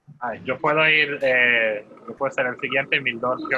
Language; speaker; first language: Spanish; non-native, fluent; Haitian Creole